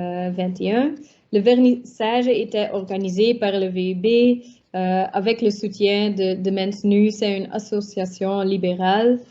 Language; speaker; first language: French; non-native, local second language; Dutch